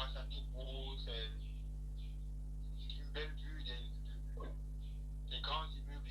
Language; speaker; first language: French; non-native, learner; English